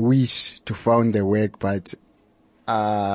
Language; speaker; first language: English; non-native, local second language; Xhosa